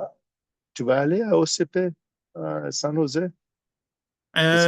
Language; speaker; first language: French; non-native, fluent; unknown